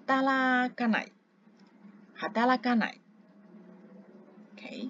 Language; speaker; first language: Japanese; non-native, fluent; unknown